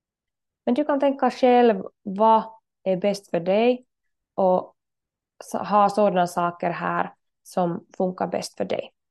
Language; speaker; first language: Swedish; non-native, learner; Finnish